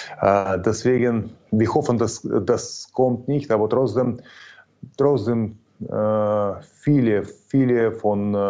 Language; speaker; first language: German; non-native, learner; Ukrainian